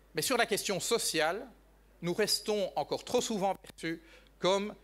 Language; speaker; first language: French; native; French